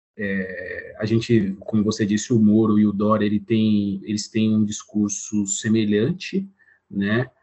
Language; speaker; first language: Portuguese; native; Portuguese